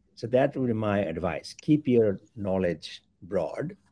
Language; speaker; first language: English; non-native, local second language; Bangla